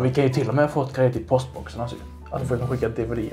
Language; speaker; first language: Swedish; native; Swedish